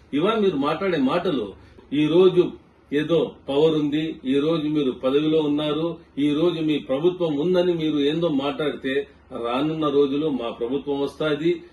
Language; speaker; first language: Telugu; non-native, local second language; Urdu